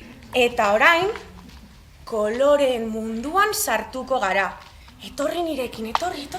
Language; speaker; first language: Basque; non-native, local second language; Spanish